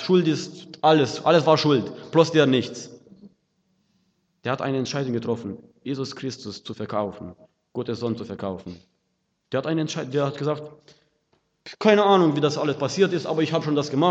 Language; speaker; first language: German; non-native, fluent; Russian